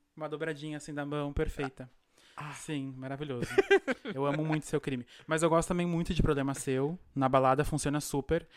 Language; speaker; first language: Portuguese; native; Portuguese